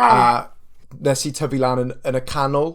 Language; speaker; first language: Welsh; non-native, local second language; English